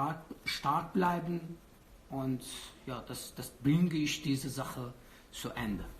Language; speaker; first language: German; non-native, learner; Persian